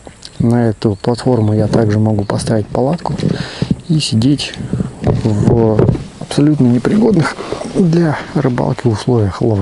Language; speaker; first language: Russian; native; Russian